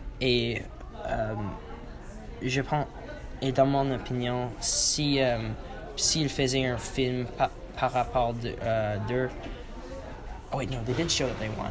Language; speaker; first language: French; non-native, learner; English